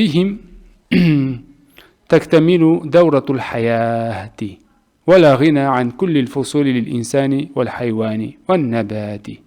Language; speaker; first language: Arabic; non-native, fluent; Uzbek